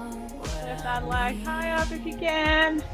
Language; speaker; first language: English; native; English